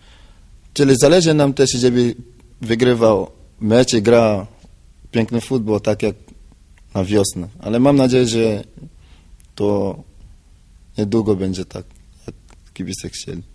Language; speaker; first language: Polish; non-native, learner; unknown